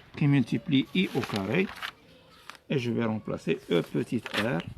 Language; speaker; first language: French; non-native, local second language; Arabic